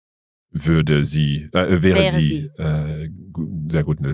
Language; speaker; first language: German; non-native, learner; English